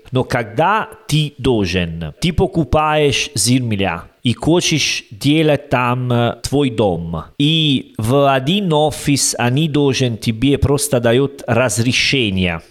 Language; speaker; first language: Russian; non-native, learner; Italian